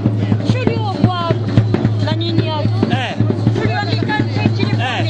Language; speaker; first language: Italian; non-native, learner; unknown